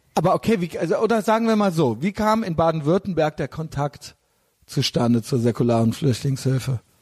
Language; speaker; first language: German; native; German